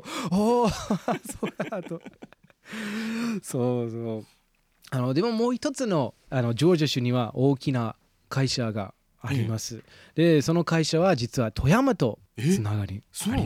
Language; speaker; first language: Japanese; non-native, fluent; English